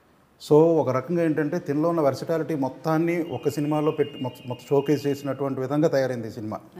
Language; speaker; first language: Telugu; native; Telugu